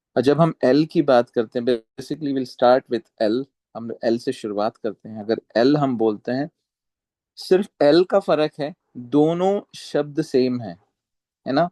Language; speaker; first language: Hindi; non-native, local second language; Marathi